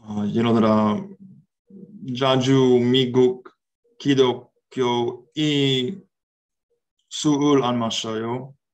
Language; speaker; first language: Korean; non-native, learner; English